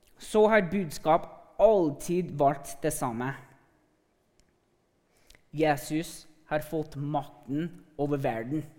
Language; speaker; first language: Norwegian; non-native, fluent; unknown